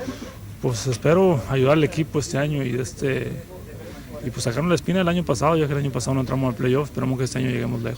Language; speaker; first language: Spanish; native; Spanish